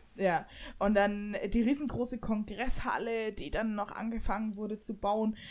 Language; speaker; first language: German; native; German